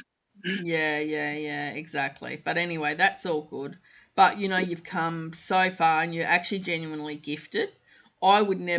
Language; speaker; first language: English; native; English